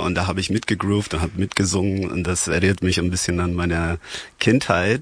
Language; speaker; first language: German; non-native, fluent; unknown